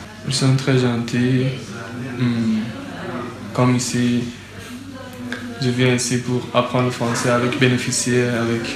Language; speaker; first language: French; non-native, learner; Persian